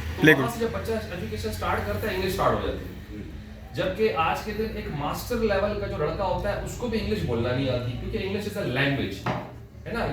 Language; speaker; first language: Urdu; non-native, local second language; Pashto